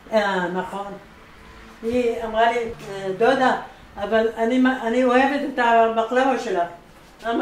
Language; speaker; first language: Hebrew; non-native, fluent; Arabic